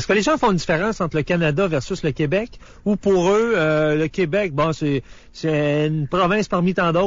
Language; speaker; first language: French; native; French